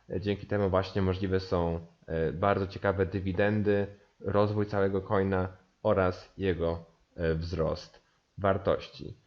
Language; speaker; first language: Polish; native; Polish